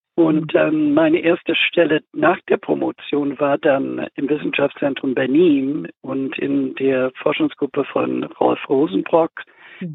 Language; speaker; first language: German; non-native, fluent; English